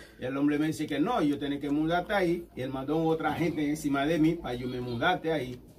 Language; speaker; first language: Spanish; non-native, learner; Haitian Creole